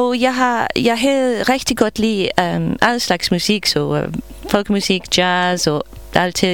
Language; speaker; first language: Danish; non-native, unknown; English